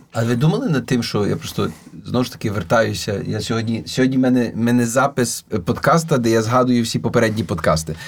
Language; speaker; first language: Ukrainian; native; Ukrainian